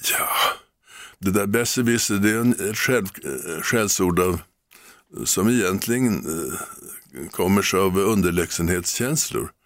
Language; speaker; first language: Swedish; native; Swedish